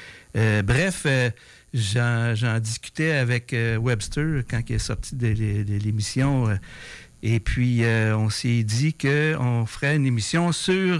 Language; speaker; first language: French; native; French